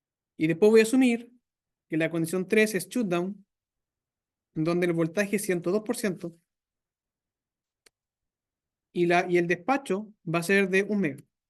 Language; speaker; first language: Spanish; native; Spanish